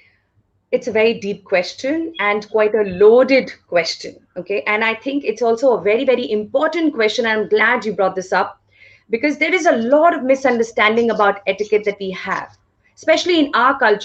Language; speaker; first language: English; non-native, local second language; Hindi